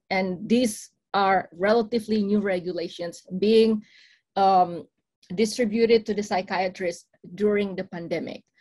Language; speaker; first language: English; non-native, fluent; Indonesian